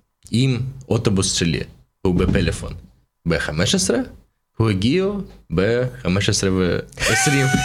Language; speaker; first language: Hebrew; non-native, learner; Russian